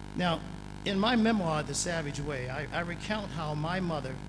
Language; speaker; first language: English; native; English